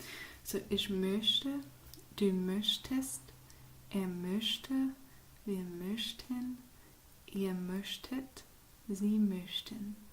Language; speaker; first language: German; non-native, fluent; English